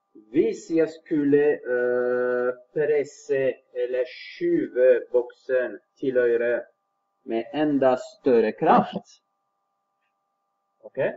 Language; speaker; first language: Norwegian; non-native, fluent; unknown